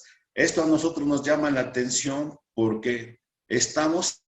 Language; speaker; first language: Spanish; native; Spanish